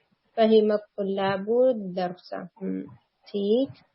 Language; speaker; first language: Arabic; non-native, fluent; Urdu